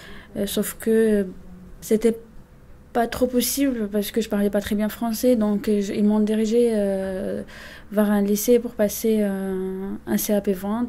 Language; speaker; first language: French; non-native, fluent; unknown